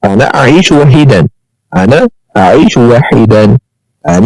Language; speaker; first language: Arabic; non-native, learner; Amharic